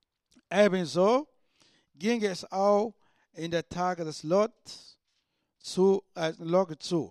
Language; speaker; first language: German; non-native, learner; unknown